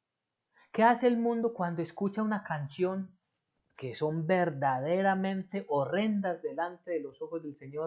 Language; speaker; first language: Spanish; native; Spanish